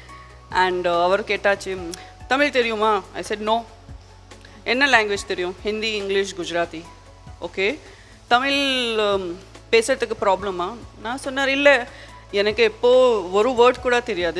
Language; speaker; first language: Tamil; non-native, learner; Gujarati